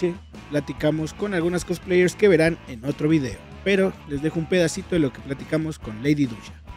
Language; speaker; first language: Spanish; native; Spanish